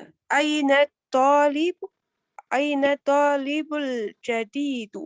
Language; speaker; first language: Arabic; non-native, learner; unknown